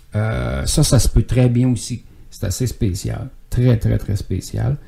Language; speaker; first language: French; native; French